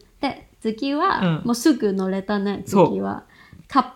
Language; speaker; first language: Japanese; non-native, fluent; Cantonese